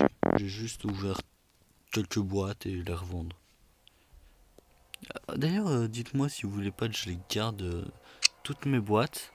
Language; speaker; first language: French; native; French